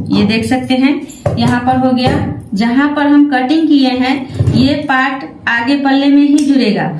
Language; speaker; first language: Hindi; native; Hindi